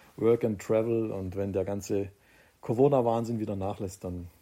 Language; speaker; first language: German; early bilingual, other home language; Croatian